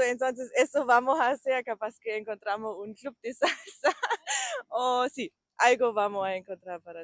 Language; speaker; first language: Spanish; non-native, learner; German